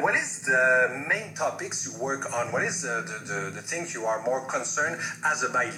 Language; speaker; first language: English; non-native, fluent; French